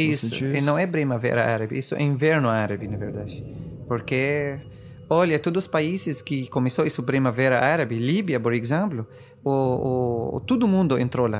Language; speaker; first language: Portuguese; non-native, fluent; Arabic